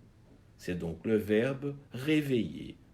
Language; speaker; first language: French; non-native, fluent; Portuguese